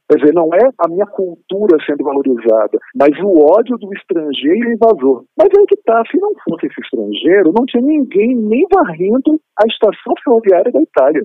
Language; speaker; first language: Portuguese; native; Portuguese